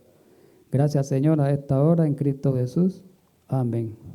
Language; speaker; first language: Spanish; native; Spanish